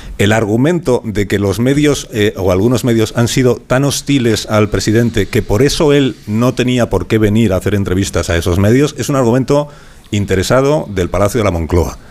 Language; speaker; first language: Spanish; native; Spanish